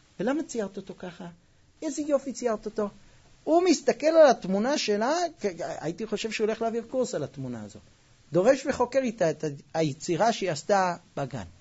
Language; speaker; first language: Hebrew; non-native, fluent; English